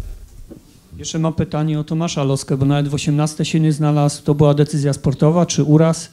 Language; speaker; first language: Polish; native; Polish